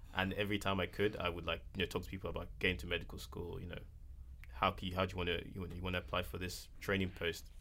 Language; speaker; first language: English; non-native, local second language; Yoruba